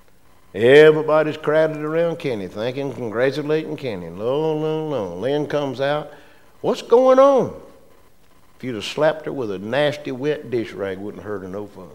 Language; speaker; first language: English; native; English